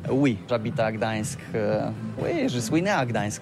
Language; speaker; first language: French; non-native, fluent; Polish